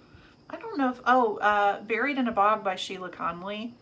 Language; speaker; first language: English; native; English